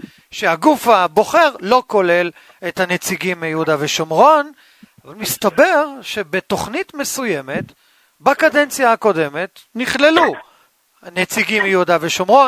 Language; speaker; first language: Hebrew; native; Hebrew